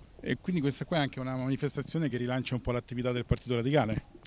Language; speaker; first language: Italian; native; Italian